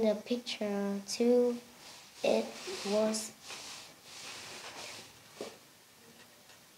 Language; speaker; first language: English; non-native, learner; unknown